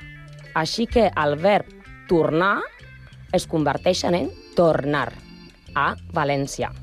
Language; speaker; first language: Catalan; non-native, learner; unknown